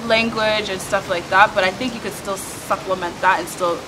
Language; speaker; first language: English; native; English